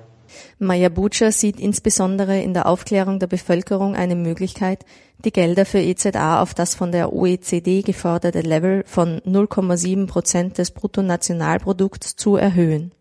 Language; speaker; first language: German; native; German